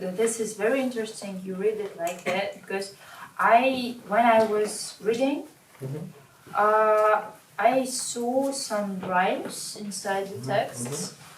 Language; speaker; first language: English; non-native, learner; Russian